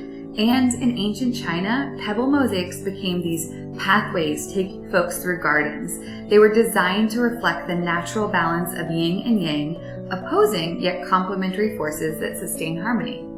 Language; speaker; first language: English; native; English